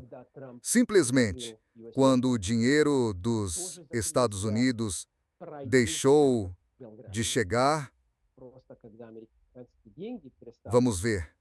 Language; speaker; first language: Portuguese; non-native, fluent; Serbian